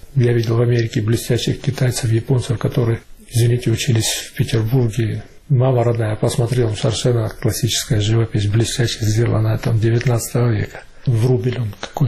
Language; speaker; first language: Russian; native; Russian